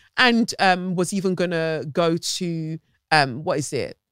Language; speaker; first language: English; native; English